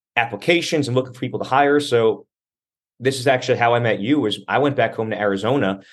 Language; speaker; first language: English; native; English